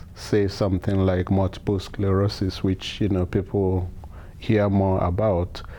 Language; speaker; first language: English; non-native, local second language; Igbo